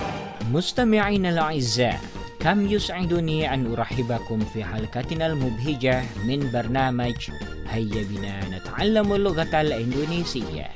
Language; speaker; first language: Arabic; non-native, fluent; Indonesian